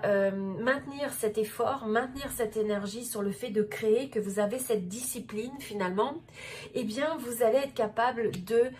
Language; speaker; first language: French; native; French